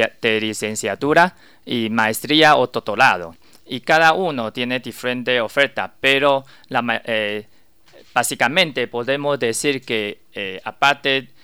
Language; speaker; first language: Spanish; non-native, learner; Chinese